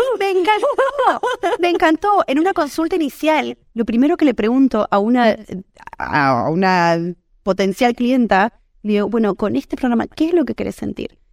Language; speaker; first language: Spanish; native; Spanish